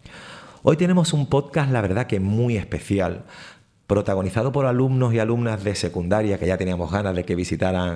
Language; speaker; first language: Spanish; native; Spanish